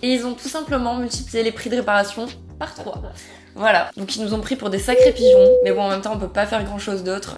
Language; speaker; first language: French; native; French